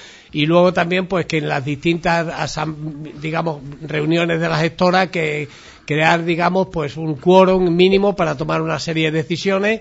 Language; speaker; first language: Spanish; native; Spanish